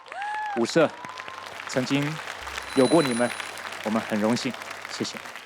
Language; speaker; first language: Chinese; native; Chinese